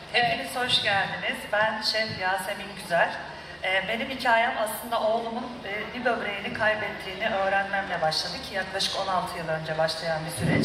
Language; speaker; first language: Turkish; native; Turkish